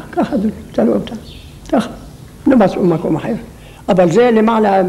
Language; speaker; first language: Hebrew; non-native, local second language; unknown